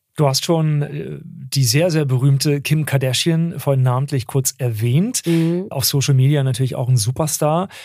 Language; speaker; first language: German; early bilingual, other home language; Turkish